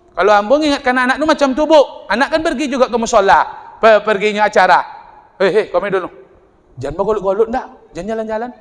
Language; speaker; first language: Malay; native; Malay